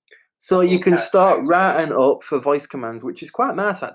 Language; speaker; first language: English; native; English